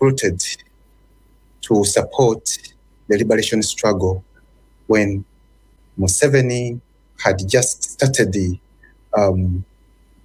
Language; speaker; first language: English; non-native, local second language; Ganda